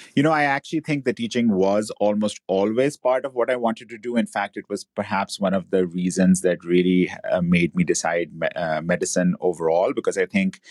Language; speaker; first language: English; native; English